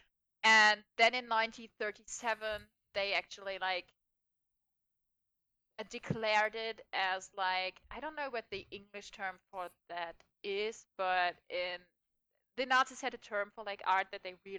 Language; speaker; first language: English; non-native, fluent; German